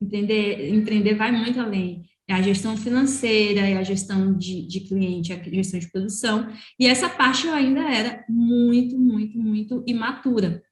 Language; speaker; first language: Portuguese; native; Portuguese